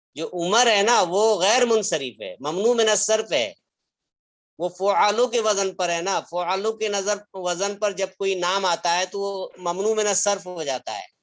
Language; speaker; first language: Urdu; native; Urdu